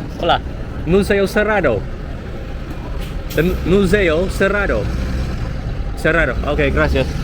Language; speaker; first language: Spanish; non-native, learner; English